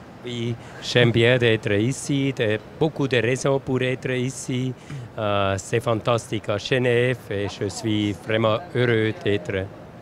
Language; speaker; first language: French; non-native, local second language; German